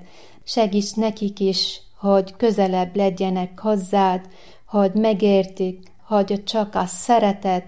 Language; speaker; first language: Hungarian; non-native, learner; Arabic